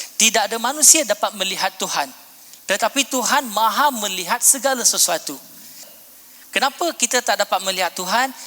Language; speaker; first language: Malay; non-native, local second language; Punjabi